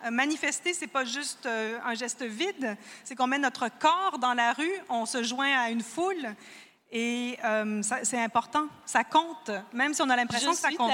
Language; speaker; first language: French; native; French